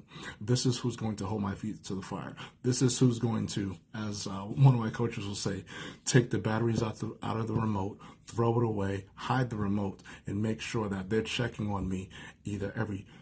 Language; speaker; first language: English; native; English